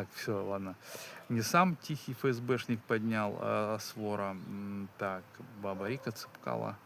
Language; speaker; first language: Russian; non-native, local second language; Belarusian